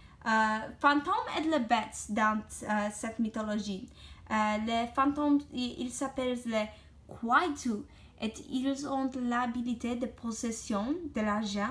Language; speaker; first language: French; non-native, learner; English